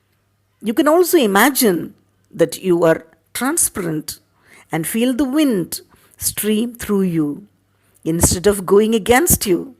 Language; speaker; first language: English; non-native, local second language; Tamil